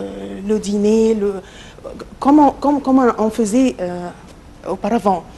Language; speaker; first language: French; non-native, local second language; Arabic